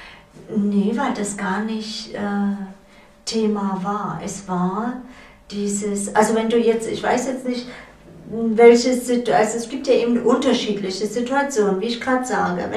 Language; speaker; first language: German; native; German